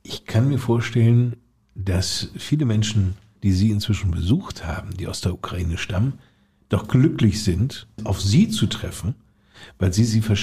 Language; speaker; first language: German; native; German